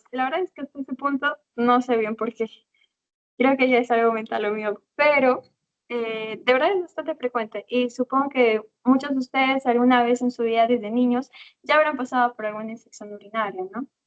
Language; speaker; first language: Spanish; native; Spanish